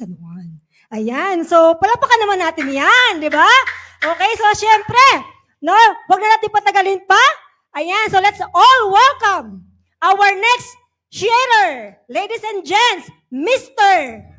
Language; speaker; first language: Filipino; native; Filipino